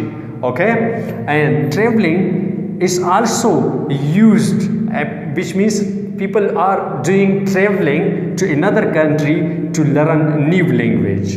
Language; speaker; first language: English; non-native, local second language; Urdu